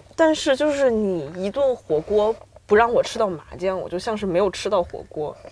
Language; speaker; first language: Chinese; native; Chinese